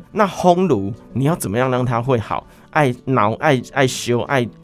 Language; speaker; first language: Chinese; native; Chinese